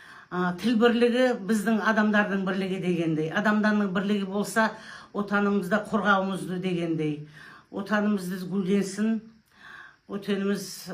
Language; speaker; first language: Kazakh; non-native, local second language; Russian